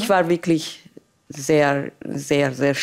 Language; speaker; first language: German; non-native, learner; Persian